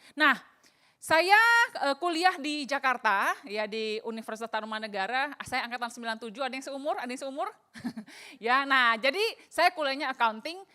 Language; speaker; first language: Indonesian; native; Indonesian